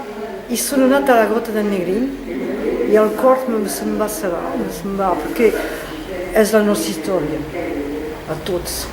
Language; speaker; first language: Catalan; non-native, local second language; French